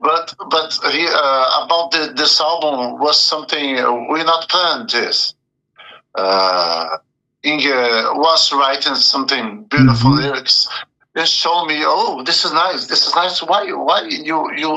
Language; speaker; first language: English; non-native, learner; Portuguese